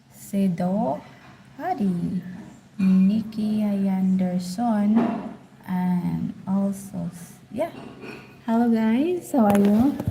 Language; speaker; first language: English; non-native, learner; Cebuano